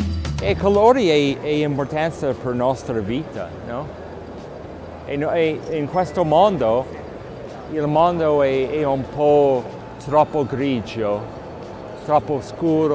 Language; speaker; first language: Italian; non-native, learner; English